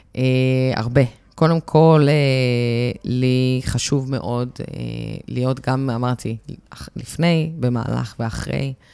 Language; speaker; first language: Hebrew; native; Hebrew